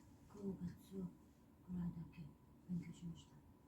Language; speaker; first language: Japanese; non-native, learner; Mizo